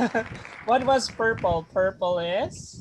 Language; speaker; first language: English; non-native, fluent; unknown